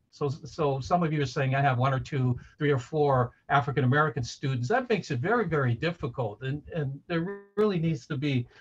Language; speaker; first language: English; native; English